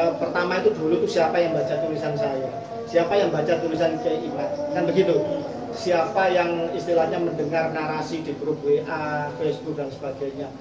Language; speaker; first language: Indonesian; non-native, local second language; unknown